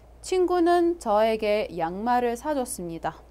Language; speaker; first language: Korean; non-native, fluent; Arabic